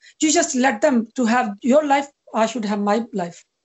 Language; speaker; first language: English; non-native, local second language; Punjabi